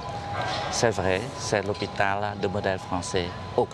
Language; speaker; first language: French; non-native, fluent; Khmer